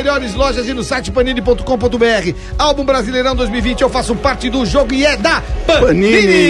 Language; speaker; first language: Portuguese; native; Portuguese